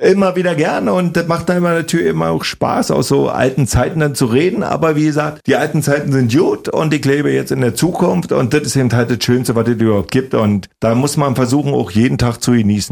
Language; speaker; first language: German; native; German